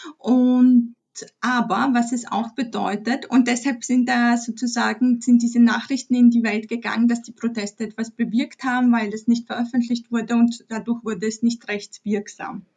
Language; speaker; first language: German; early bilingual, other home language; Polish